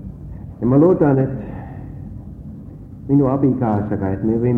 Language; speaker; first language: Estonian; early bilingual, heritage; Estonian